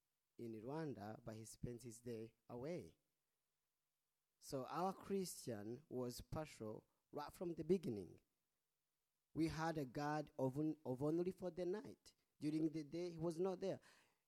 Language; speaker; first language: English; non-native, local second language; Kinyarwanda